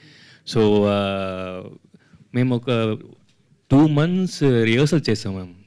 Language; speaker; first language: Telugu; non-native, learner; Tamil